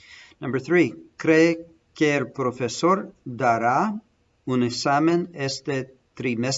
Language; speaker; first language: Spanish; non-native, fluent; English